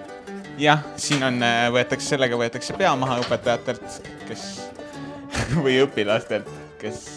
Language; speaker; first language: Estonian; native; Estonian